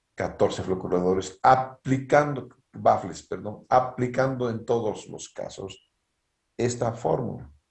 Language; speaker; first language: Spanish; native; Spanish